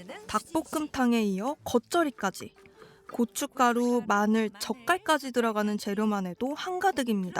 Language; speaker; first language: Korean; native; Korean